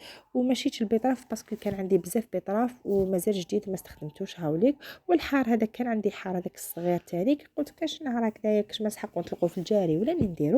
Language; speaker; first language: Arabic; native; Arabic